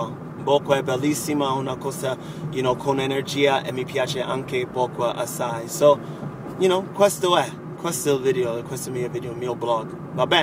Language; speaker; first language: Italian; non-native, fluent; English